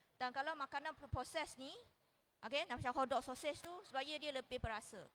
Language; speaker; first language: Malay; non-native, local second language; Chinese